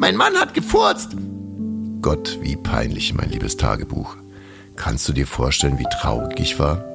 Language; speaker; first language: German; native; German